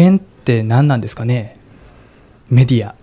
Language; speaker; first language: Japanese; native; Japanese